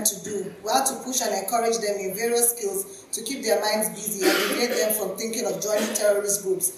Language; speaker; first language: English; non-native, local second language; Hausa